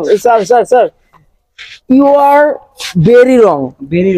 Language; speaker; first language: English; non-native, learner; Bangla